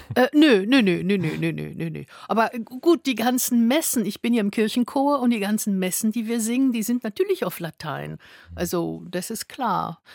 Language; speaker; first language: German; non-native, fluent; French